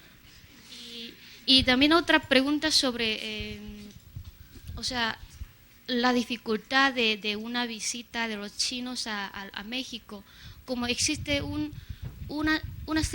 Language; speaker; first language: Spanish; non-native, fluent; Chinese